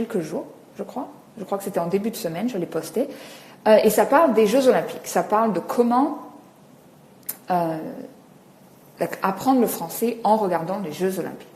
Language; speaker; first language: French; native; French